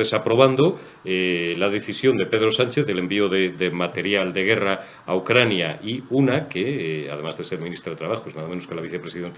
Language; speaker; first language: Spanish; native; Spanish